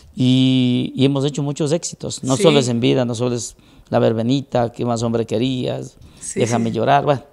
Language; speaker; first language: Spanish; native; Spanish